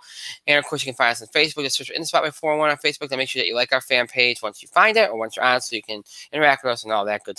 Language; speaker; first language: English; native; English